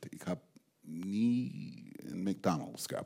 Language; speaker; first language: German; non-native, fluent; English